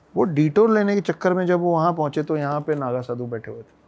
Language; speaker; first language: Hindi; native; Hindi